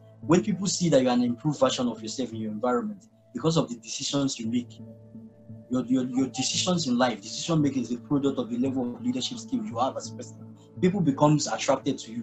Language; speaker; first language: English; non-native, local second language; Yoruba